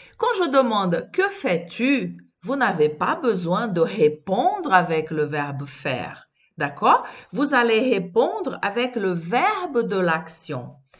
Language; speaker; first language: French; non-native, fluent; Portuguese